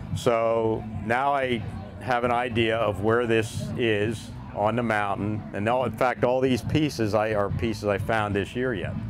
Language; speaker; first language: English; native; English